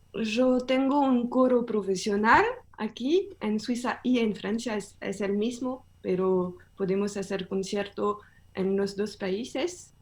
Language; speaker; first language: Spanish; non-native, learner; French